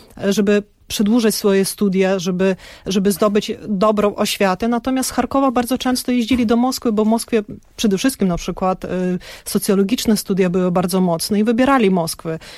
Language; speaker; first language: Polish; non-native, fluent; Ukrainian